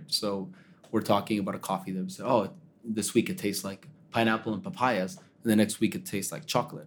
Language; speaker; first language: English; early bilingual, other home language; Spanish